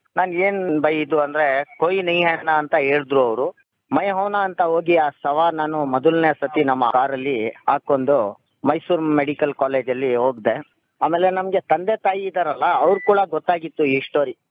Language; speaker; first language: Kannada; non-native, local second language; Urdu